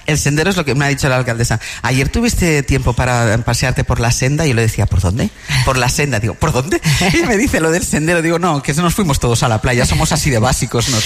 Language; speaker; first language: Spanish; native; Spanish